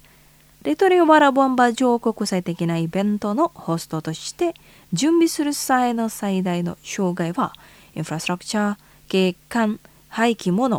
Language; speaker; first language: Japanese; non-native, fluent; Indonesian